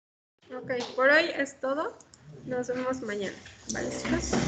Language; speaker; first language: Spanish; native; Spanish